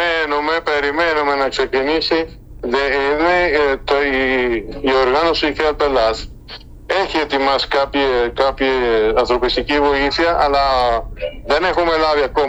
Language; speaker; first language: Greek; early bilingual, heritage; Spanish